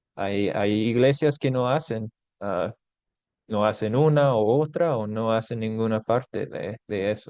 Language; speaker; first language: Spanish; non-native, fluent; English